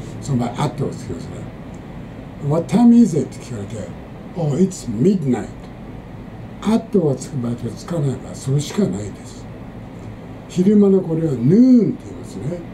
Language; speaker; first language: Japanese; native; Japanese